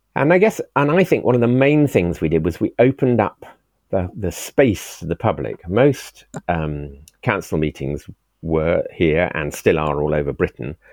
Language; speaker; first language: English; native; English